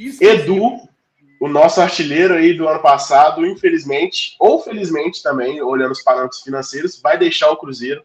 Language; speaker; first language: Portuguese; native; Portuguese